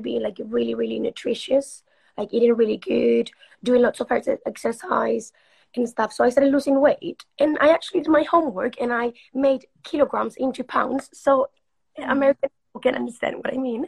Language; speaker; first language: English; non-native, fluent; Spanish